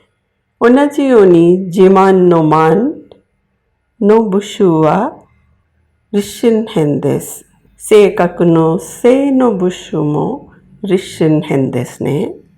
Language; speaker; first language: Japanese; non-native, fluent; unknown